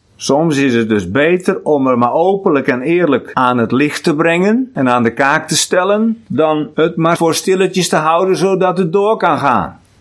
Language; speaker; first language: Dutch; non-native, local second language; Western Frisian